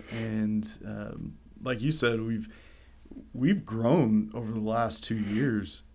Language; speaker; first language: English; native; English